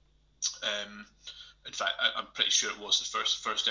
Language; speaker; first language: English; native; English